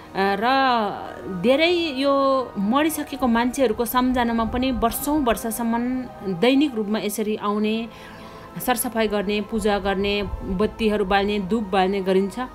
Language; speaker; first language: Nepali; non-native, local second language; Sherpa